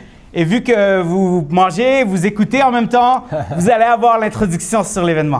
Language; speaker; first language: French; native; French